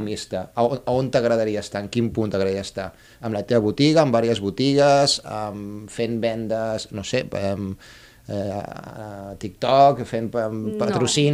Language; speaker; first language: Catalan; native; Catalan